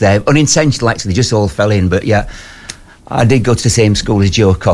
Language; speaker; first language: English; native; English